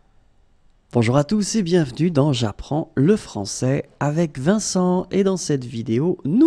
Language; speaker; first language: French; native; French